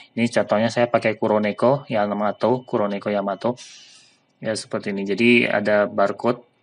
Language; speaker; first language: Indonesian; native; Indonesian